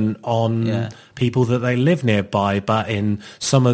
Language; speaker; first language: English; native; English